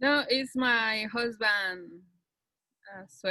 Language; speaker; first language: English; non-native, learner; Spanish